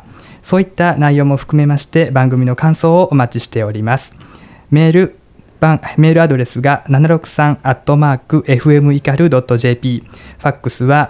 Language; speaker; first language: Japanese; native; Japanese